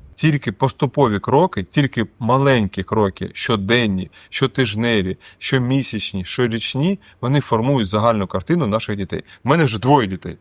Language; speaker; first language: Ukrainian; non-native, local second language; Russian